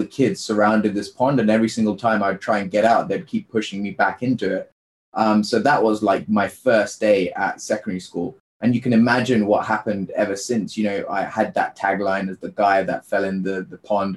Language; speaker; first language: English; native; English